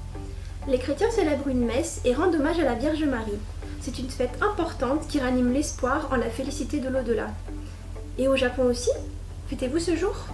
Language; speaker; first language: French; native; French